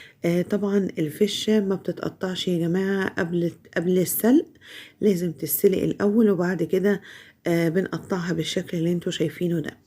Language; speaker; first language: Arabic; native; Arabic